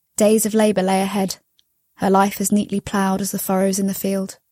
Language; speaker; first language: English; native; English